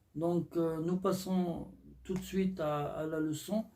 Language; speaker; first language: French; non-native, local second language; Arabic